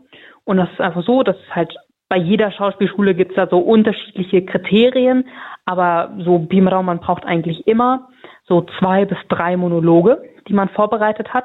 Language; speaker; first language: German; native; German